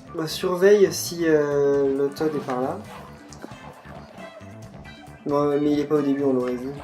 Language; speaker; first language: French; native; French